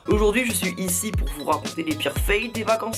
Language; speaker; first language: French; native; French